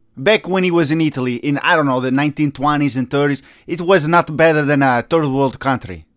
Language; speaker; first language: English; non-native, fluent; Italian